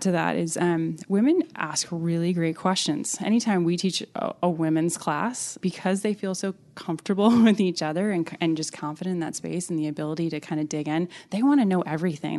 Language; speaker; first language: English; native; English